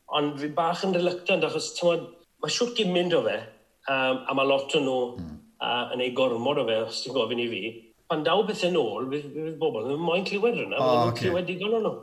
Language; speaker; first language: Welsh; native; Welsh